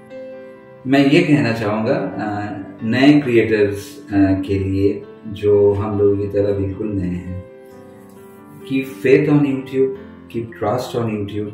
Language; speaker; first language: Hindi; non-native, local second language; Bangla